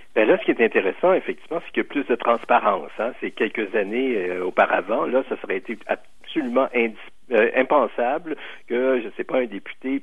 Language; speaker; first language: French; native; French